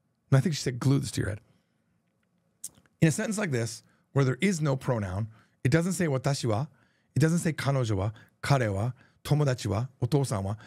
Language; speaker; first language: English; native; English